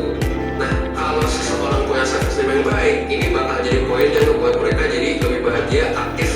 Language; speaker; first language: Indonesian; native; Indonesian